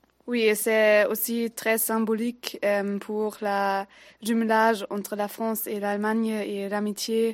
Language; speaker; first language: French; non-native, learner; German